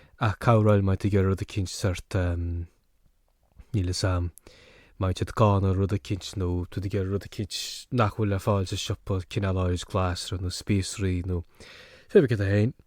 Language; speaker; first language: Irish; native; Irish